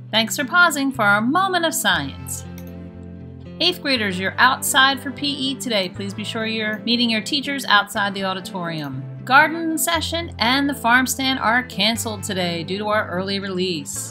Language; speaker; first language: English; native; English